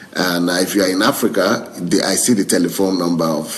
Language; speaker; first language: English; non-native, local second language; Yoruba